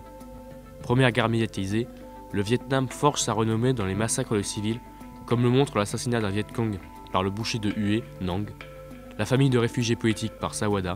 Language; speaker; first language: French; native; French